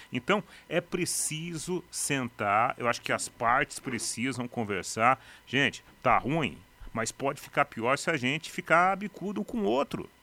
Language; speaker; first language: Portuguese; native; Portuguese